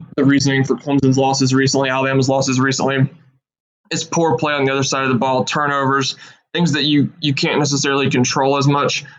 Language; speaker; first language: English; native; English